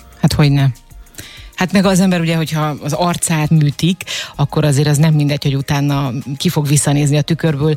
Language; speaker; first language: Hungarian; native; Hungarian